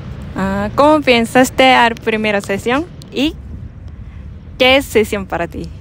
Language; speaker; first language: Spanish; non-native, learner; Japanese